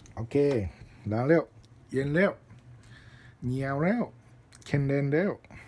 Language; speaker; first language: Thai; non-native, learner; Japanese